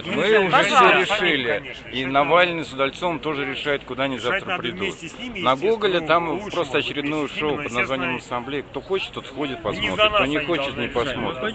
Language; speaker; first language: Russian; native; Russian